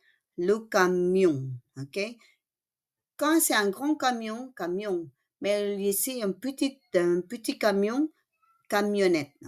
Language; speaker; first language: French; non-native, fluent; Filipino